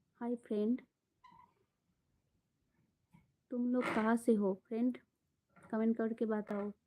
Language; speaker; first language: Hindi; non-native, local second language; Bangla